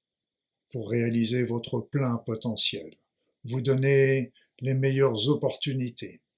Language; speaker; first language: French; native; French